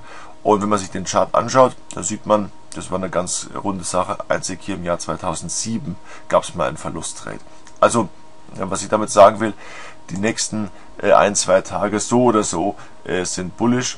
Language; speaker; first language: German; native; German